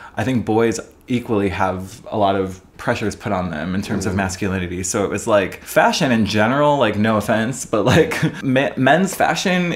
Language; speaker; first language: English; native; English